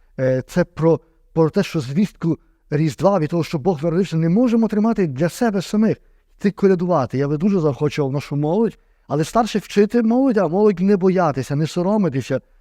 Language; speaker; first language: Ukrainian; native; Ukrainian